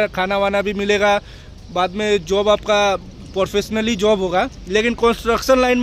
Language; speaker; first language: Hindi; native; Hindi